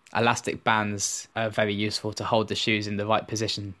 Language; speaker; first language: English; native; English